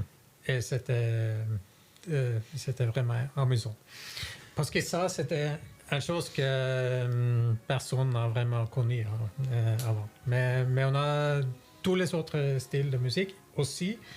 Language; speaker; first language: French; non-native, fluent; Norwegian